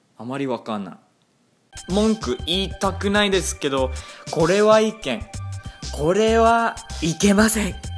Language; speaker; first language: Japanese; non-native, fluent; English